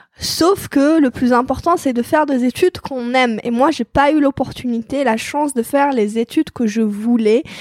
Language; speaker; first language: French; non-native, local second language; Arabic